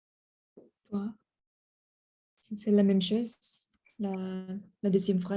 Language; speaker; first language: French; non-native, learner; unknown